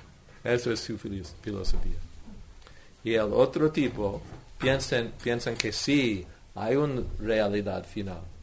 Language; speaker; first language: Spanish; non-native, fluent; English